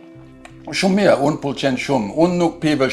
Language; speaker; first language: Albanian; non-native, learner; English